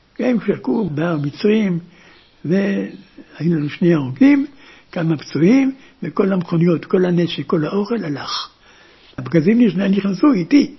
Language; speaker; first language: Hebrew; early bilingual, other home language; German